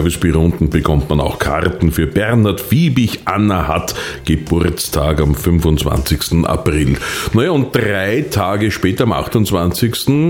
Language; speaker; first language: German; native; German